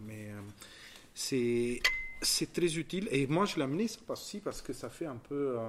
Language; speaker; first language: French; non-native, fluent; Italian